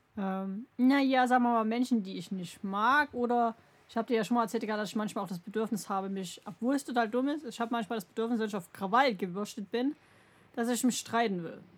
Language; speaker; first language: German; native; German